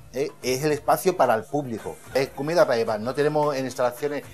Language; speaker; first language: Spanish; non-native, fluent; Arabic